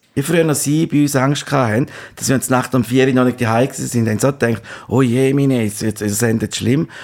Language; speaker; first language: German; native; German